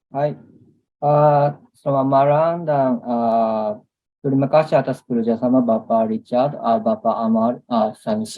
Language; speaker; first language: Indonesian; non-native, learner; Japanese